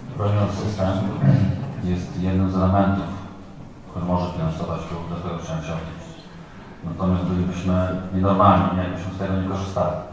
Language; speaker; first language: Polish; native; Polish